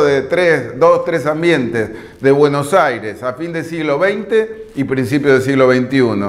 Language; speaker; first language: Spanish; native; Spanish